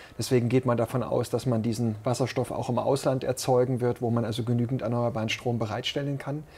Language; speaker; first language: German; native; German